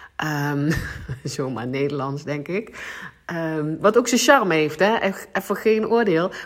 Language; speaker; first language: Dutch; non-native, local second language; Limburgish